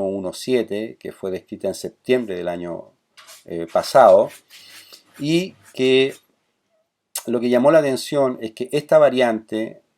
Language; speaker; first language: Spanish; native; Spanish